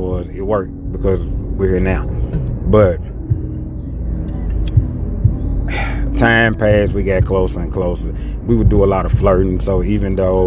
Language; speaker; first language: English; native; English